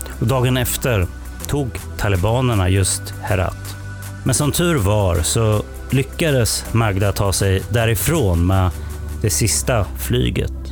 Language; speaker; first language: Swedish; native; Swedish